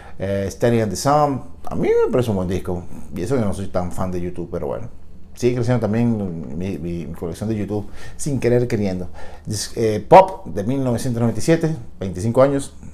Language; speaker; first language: Spanish; native; Spanish